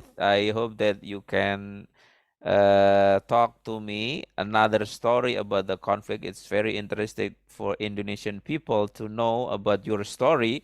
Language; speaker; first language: English; non-native, learner; Indonesian